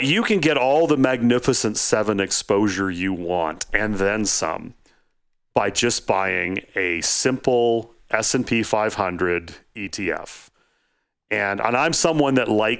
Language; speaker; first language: English; native; English